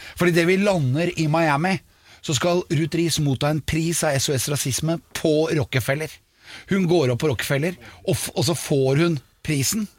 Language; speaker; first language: Norwegian; native; Norwegian